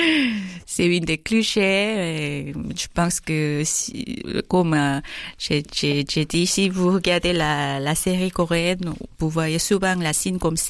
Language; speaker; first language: French; non-native, fluent; Korean